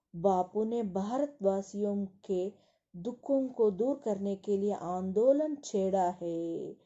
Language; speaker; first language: Hindi; non-native, local second language; Telugu